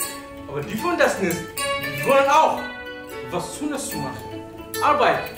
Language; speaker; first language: German; non-native, learner; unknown